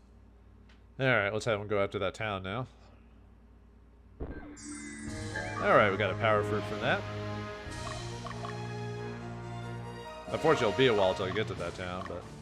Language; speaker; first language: English; native; English